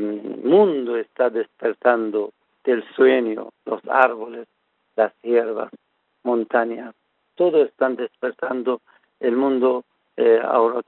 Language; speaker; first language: Spanish; non-native, fluent; Persian